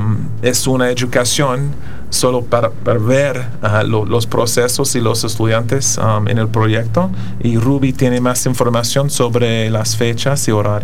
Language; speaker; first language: Spanish; non-native, fluent; English